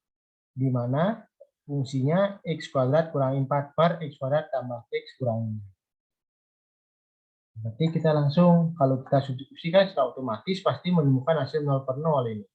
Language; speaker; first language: Indonesian; native; Indonesian